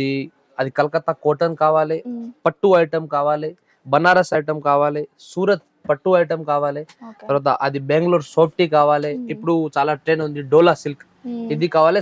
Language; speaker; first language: Telugu; non-native, local second language; Hindi